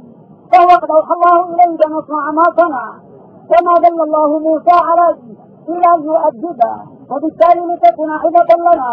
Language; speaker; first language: Arabic; native; Arabic